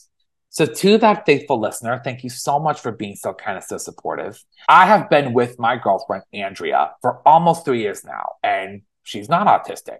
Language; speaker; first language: English; native; English